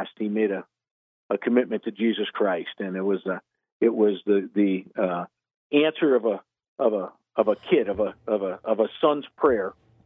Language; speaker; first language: English; native; English